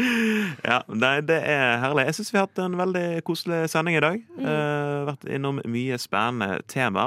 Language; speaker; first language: Norwegian; native; Norwegian